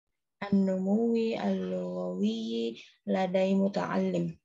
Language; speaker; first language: Arabic; non-native, learner; Indonesian